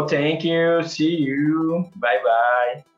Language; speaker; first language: English; non-native, learner; Portuguese